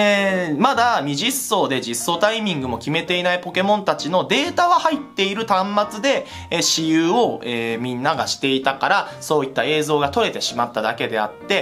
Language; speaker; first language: Japanese; native; Japanese